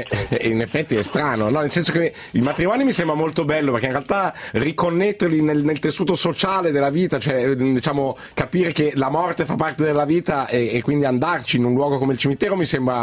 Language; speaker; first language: Italian; native; Italian